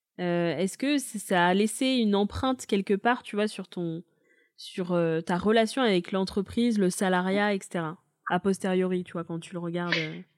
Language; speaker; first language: French; native; French